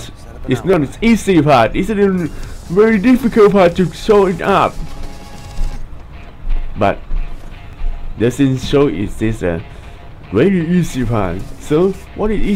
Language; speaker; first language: English; non-native, learner; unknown